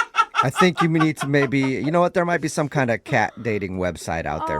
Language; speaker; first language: English; native; English